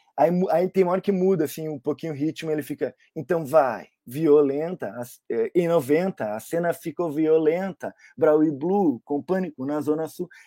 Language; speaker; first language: Portuguese; native; Portuguese